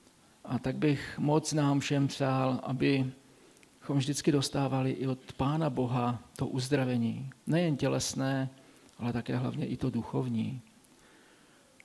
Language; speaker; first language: Czech; native; Czech